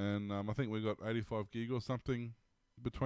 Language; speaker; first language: English; native; English